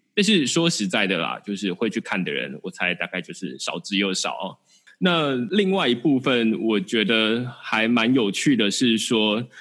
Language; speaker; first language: Chinese; native; Chinese